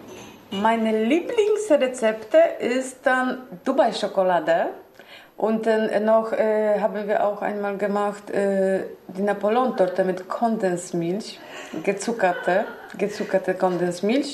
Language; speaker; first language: German; non-native, learner; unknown